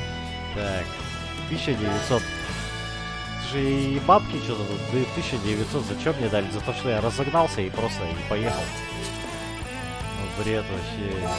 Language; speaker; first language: Russian; native; Russian